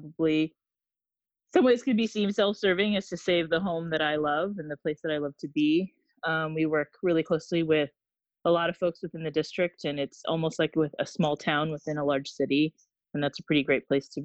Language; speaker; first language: English; native; English